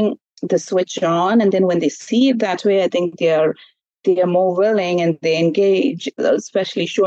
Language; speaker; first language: English; non-native, local second language; Malayalam